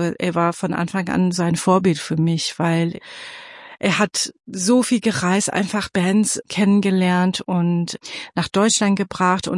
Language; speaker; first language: German; non-native, fluent; Persian